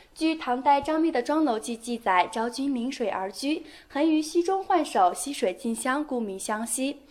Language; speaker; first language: Chinese; native; Chinese